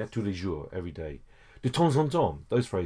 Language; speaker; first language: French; non-native, fluent; English